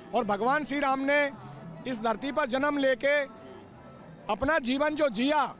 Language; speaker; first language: Hindi; native; Hindi